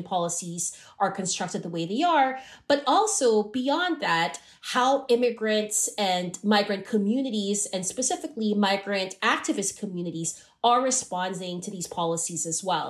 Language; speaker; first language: English; non-native, local second language; Filipino